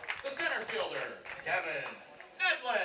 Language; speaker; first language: English; native; English